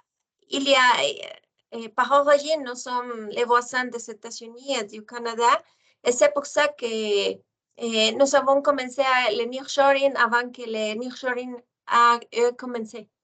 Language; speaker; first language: French; non-native, fluent; Spanish